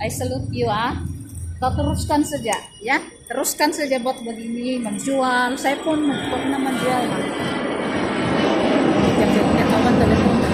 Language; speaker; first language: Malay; non-native, fluent; Filipino